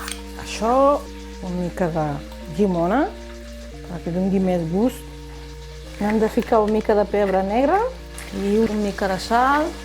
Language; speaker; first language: Catalan; non-native, local second language; Fula